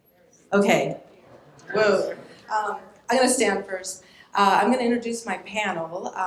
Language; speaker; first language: English; native; English